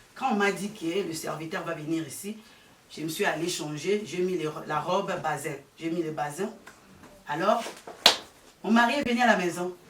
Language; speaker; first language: French; early bilingual, heritage; French